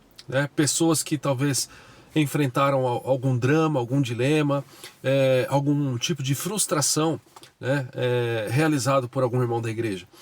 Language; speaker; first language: Portuguese; native; Portuguese